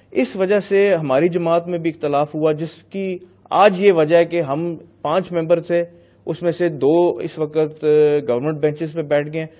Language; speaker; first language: Urdu; non-native, local second language; Punjabi